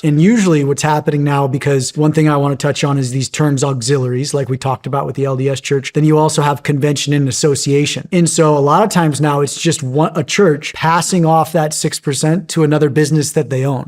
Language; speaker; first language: English; native; English